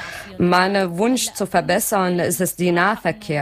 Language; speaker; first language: German; non-native, learner; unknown